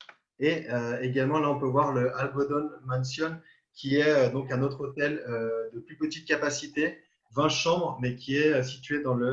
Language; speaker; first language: French; native; French